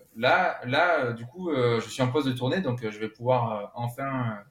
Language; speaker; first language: French; native; French